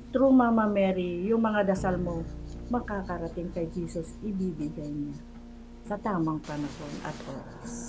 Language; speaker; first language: Filipino; non-native, local second language; Iloko